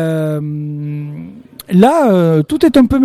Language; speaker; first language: French; native; French